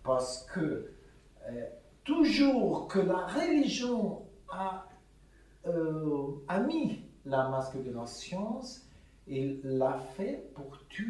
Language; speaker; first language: French; non-native, fluent; Italian